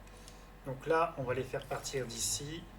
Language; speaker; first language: French; native; French